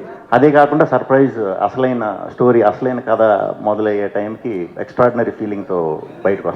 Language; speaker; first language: Telugu; native; Telugu